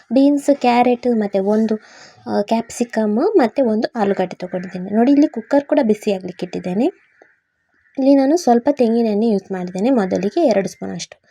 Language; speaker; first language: Kannada; native; Kannada